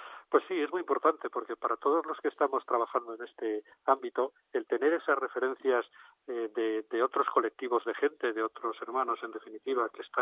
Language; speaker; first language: Spanish; native; Spanish